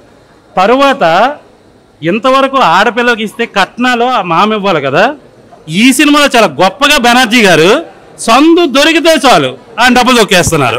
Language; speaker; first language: Telugu; native; Telugu